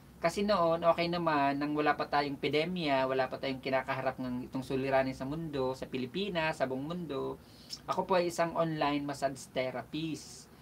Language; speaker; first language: Filipino; non-native, local second language; Bikol